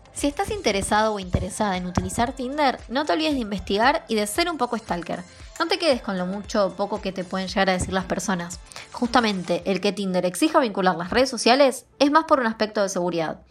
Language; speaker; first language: Spanish; native; Spanish